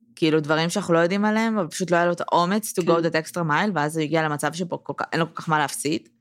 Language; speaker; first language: Hebrew; native; Hebrew